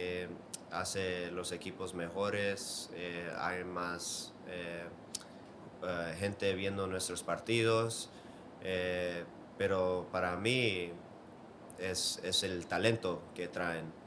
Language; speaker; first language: Spanish; early bilingual, heritage; Spanish